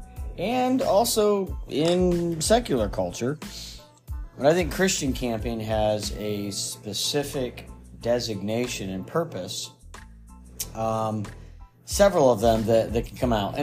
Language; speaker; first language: English; native; English